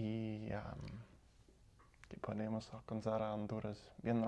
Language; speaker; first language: Spanish; non-native, learner; English